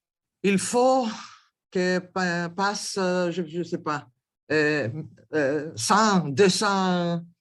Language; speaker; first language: French; non-native, learner; Greek